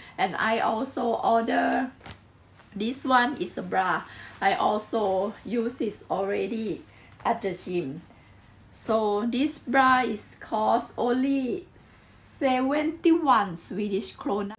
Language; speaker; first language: English; non-native, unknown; Thai